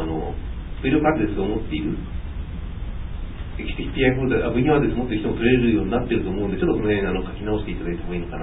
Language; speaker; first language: Japanese; native; Japanese